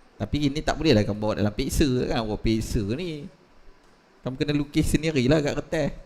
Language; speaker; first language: Malay; native; Malay